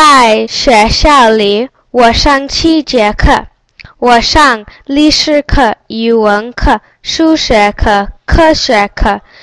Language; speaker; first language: Chinese; non-native, learner; English